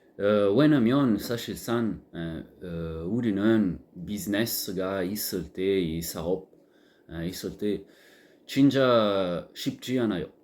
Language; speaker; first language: Korean; non-native, learner; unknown